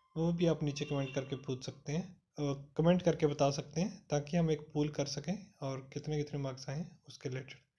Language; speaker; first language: Hindi; non-native, local second language; Punjabi